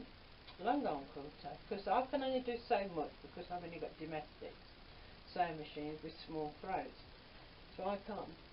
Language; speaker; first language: English; native; English